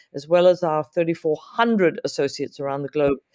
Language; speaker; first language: English; native; English